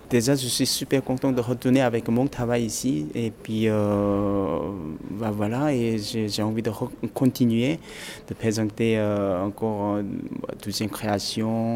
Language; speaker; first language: French; non-native, fluent; Korean